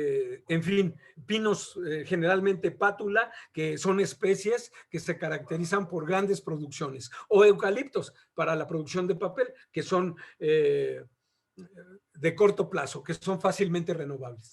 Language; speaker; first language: Spanish; native; Spanish